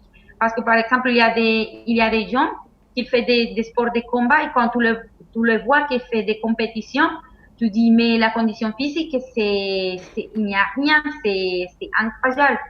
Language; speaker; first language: French; non-native, fluent; Spanish